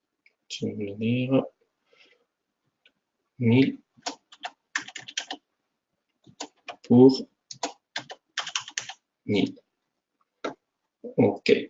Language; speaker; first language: French; non-native, fluent; Spanish